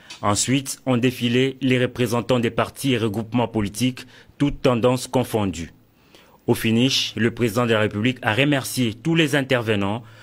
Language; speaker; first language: French; non-native, local second language; Lingala